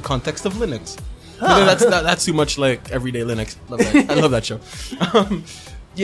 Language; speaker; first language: English; non-native, local second language; Cebuano